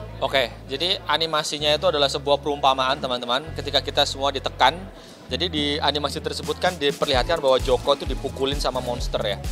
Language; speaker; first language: Indonesian; native; Indonesian